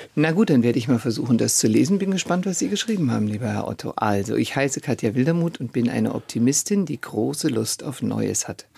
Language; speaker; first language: German; native; German